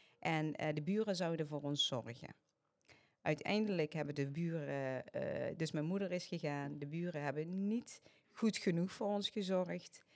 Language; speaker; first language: Dutch; early bilingual, other home language; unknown